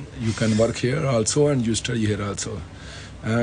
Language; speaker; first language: English; non-native, local second language; Punjabi